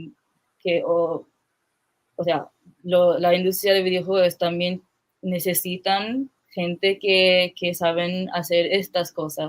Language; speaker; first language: Spanish; non-native, fluent; English